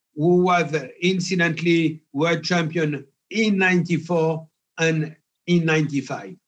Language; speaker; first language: English; non-native, fluent; French